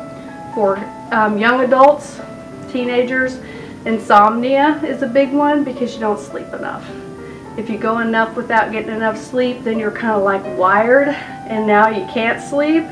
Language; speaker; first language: English; native; English